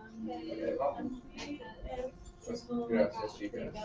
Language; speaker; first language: Spanish; non-native, learner; English